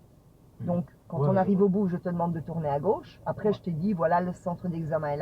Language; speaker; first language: French; native; French